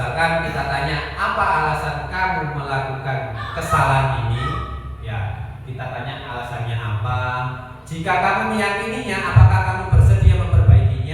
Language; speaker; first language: Indonesian; native; Indonesian